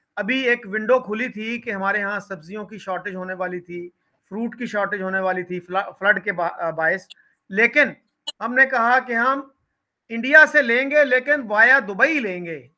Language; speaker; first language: Urdu; non-native, local second language; Punjabi